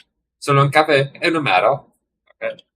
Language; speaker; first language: Italian; non-native, learner; English